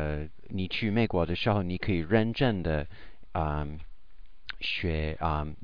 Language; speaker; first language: Chinese; non-native, learner; English